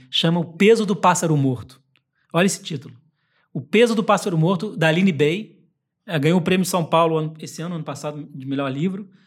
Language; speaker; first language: Portuguese; early bilingual, heritage; Portuguese